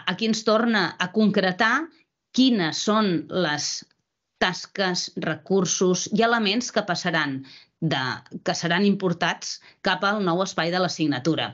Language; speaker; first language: Catalan; native; Catalan